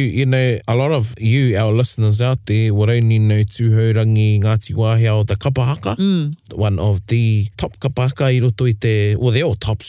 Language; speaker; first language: English; native; English